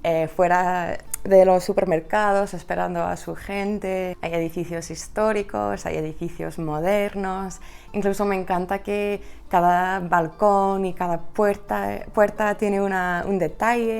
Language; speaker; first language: Spanish; non-native, fluent; English